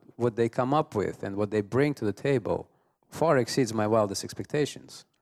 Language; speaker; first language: English; non-native, fluent; Russian